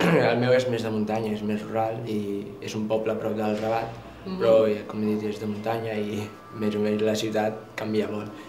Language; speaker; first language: Catalan; early bilingual, other home language; Arabic